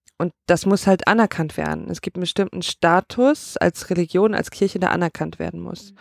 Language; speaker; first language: German; native; German